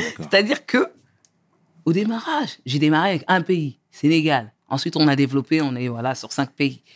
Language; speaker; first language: French; early bilingual, other home language; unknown